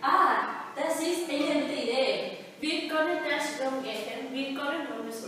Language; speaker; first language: German; non-native, learner; Catalan